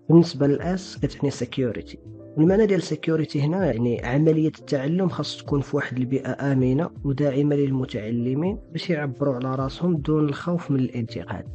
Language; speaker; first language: Arabic; native; Arabic